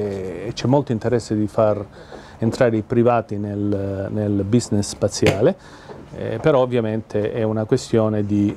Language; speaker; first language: Italian; native; Italian